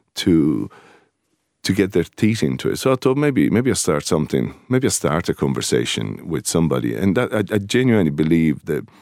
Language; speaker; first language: English; non-native, fluent; Italian